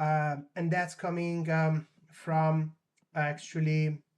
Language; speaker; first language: English; non-native, fluent; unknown